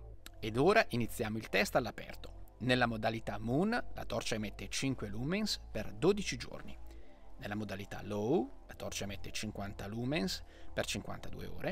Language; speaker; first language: Italian; native; Italian